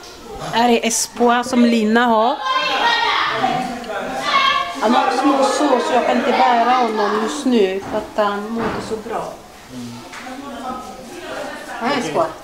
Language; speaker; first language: Swedish; early bilingual, other home language; Lingala